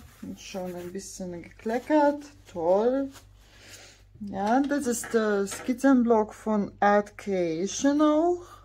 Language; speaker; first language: German; non-native, fluent; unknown